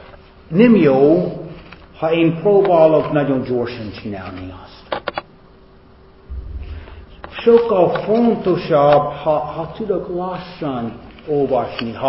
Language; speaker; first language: Hungarian; non-native, fluent; English